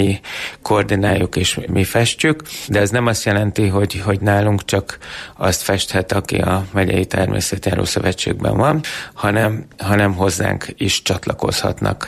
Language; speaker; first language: Hungarian; native; Hungarian